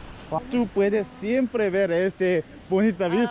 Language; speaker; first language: Spanish; non-native, learner; Korean